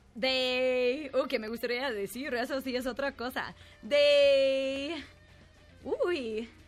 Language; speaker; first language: Spanish; non-native, fluent; English